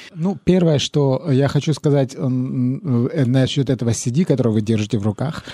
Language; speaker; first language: Russian; native; Russian